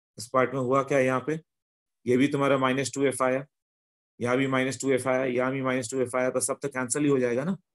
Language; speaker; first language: Hindi; native; Hindi